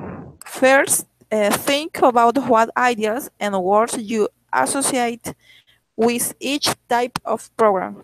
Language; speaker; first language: English; non-native, learner; Spanish